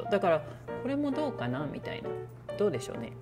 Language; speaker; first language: Japanese; native; Japanese